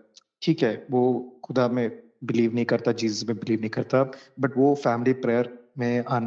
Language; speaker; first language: Hindi; non-native, local second language; Malayalam